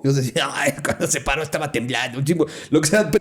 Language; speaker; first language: Spanish; native; Spanish